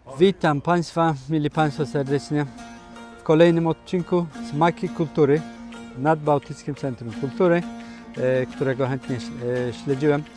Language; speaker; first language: Polish; non-native, fluent; Turkish